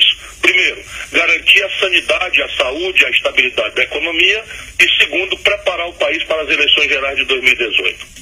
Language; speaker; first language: Portuguese; native; Portuguese